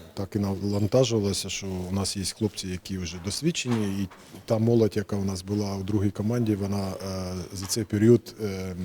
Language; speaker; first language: Ukrainian; non-native, local second language; Russian